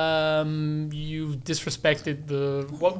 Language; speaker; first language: English; native; English